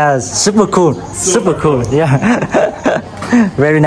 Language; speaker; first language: English; non-native, learner; Vietnamese